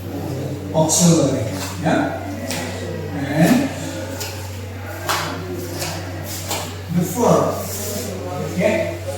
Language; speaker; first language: English; non-native, fluent; Indonesian